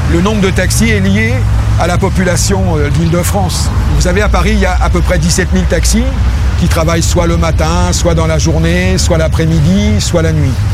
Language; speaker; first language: French; native; French